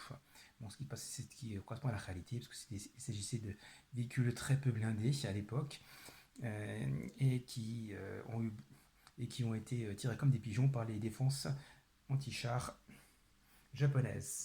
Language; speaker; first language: French; native; French